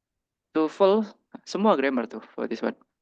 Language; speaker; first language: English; non-native, learner; Indonesian